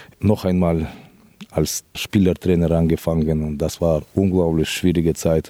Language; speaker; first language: German; non-native, fluent; Russian